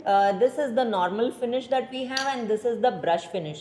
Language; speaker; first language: English; non-native, local second language; Telugu